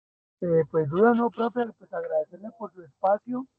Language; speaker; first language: Spanish; native; Spanish